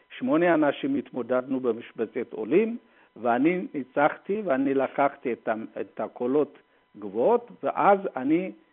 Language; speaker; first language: Hebrew; non-native, fluent; Amharic